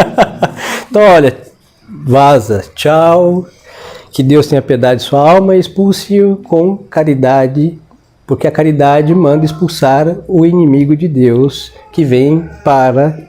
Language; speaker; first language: Portuguese; non-native, fluent; Spanish